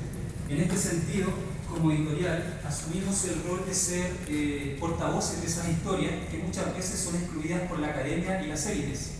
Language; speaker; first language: Spanish; native; Spanish